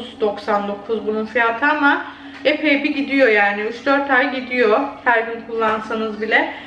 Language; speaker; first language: Turkish; early bilingual, heritage; Turkish